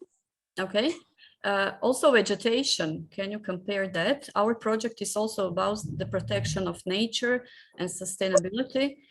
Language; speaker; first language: English; non-native, fluent; Croatian